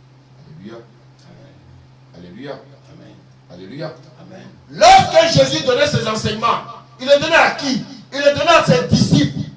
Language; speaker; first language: French; native; French